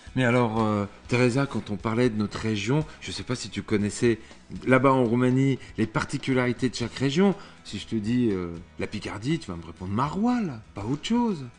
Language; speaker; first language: French; native; French